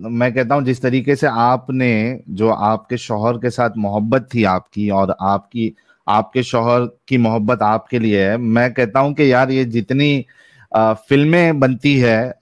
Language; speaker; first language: Urdu; native; Urdu